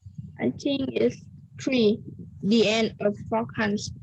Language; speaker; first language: English; non-native, learner; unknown